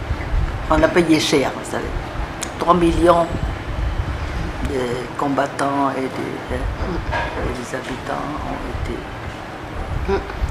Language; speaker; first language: French; non-native, local second language; Vietnamese